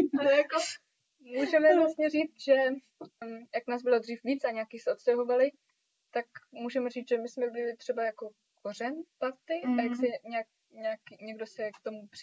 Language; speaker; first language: Czech; early bilingual, heritage; Czech